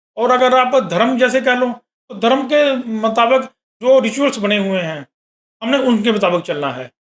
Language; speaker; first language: Hindi; native; Hindi